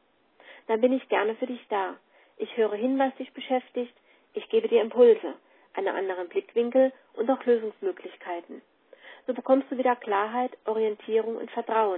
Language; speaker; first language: German; native; German